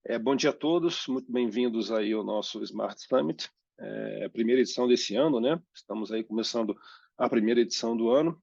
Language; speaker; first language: Portuguese; native; Portuguese